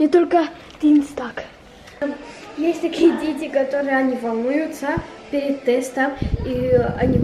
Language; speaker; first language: Russian; early bilingual, heritage; Russian